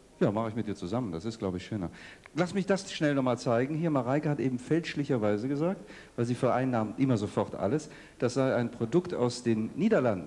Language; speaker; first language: German; native; German